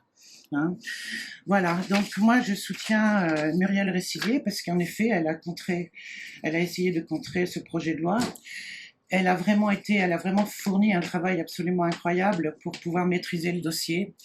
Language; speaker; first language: French; native; French